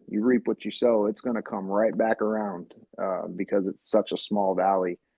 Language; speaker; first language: English; native; English